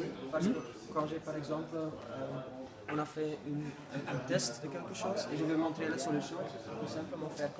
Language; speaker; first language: French; non-native, fluent; Dutch